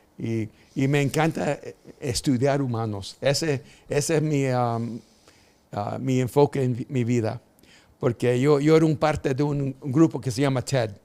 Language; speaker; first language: Spanish; early bilingual, heritage; Spanish